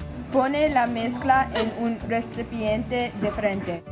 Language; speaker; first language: Spanish; non-native, learner; English